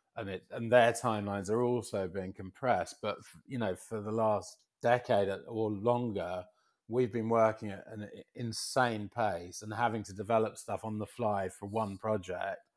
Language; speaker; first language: English; native; English